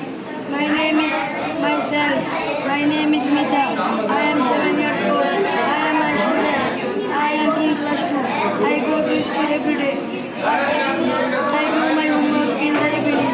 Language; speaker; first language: English; non-native, learner; Bangla